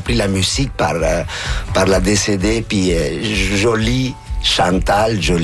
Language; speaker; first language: French; non-native, fluent; Spanish